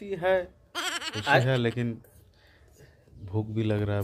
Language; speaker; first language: Hindi; non-native, local second language; Bangla